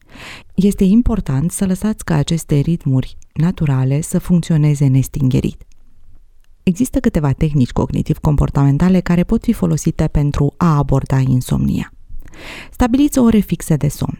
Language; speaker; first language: Romanian; native; Romanian